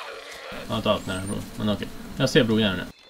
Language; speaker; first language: Swedish; native; Swedish